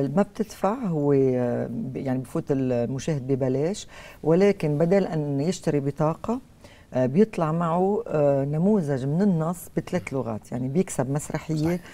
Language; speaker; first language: Arabic; native; Arabic